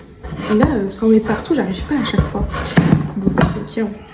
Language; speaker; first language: French; native; French